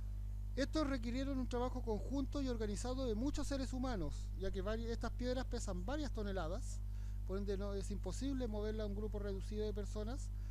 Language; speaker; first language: Spanish; native; Spanish